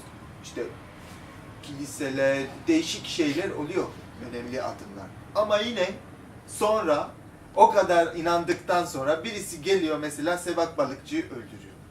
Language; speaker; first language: Turkish; non-native, local second language; Armenian